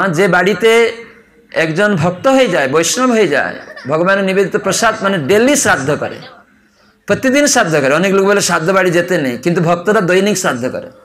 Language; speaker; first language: Bangla; non-native, fluent; Odia